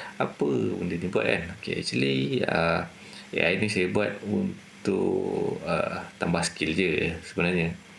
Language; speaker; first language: Malay; native; Malay